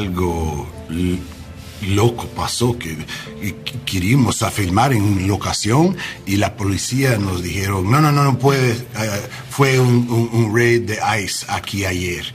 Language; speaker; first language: Spanish; non-native, learner; English